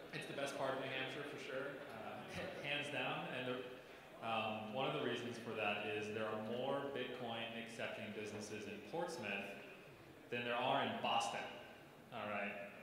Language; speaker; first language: English; native; English